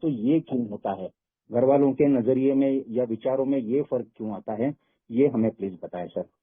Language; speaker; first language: Hindi; native; Hindi